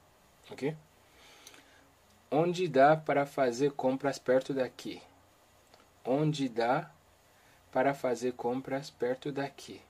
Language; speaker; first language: Portuguese; non-native, learner; Haitian Creole